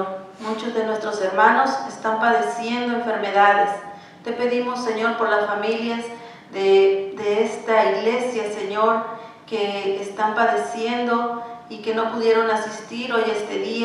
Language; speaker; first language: Spanish; native; Spanish